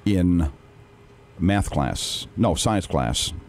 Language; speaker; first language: English; native; English